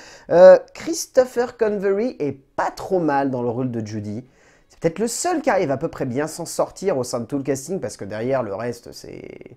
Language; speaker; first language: French; native; French